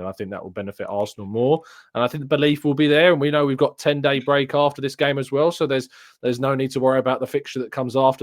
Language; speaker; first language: English; native; English